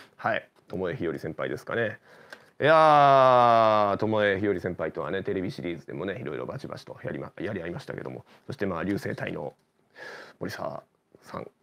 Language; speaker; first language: Japanese; native; Japanese